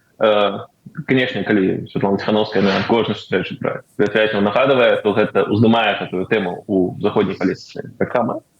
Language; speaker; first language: Belarusian; native; Belarusian